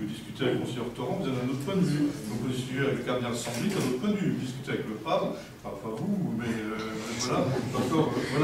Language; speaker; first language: French; native; French